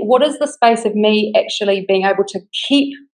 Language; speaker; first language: English; native; English